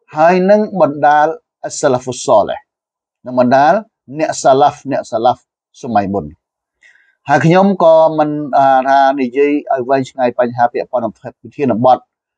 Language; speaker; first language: Khmer; non-native, local second language; Western Cham